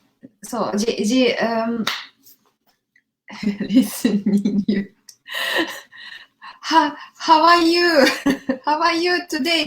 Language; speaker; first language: English; non-native, learner; Japanese